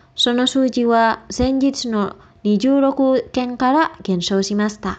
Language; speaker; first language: Japanese; non-native, fluent; Indonesian